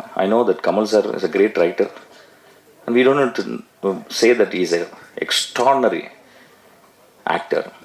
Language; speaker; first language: Tamil; native; Tamil